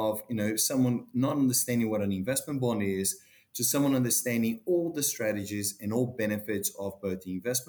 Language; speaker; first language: English; non-native, fluent; Portuguese